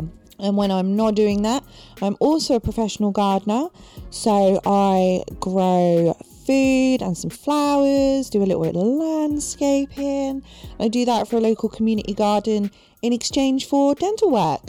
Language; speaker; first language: English; native; English